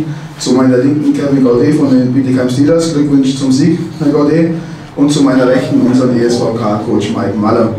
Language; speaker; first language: German; native; German